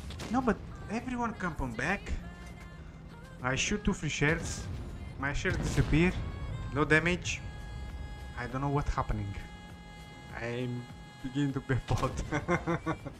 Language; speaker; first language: English; non-native, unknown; Italian